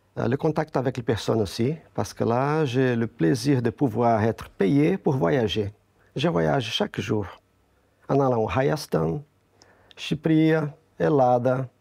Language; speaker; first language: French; non-native, fluent; Portuguese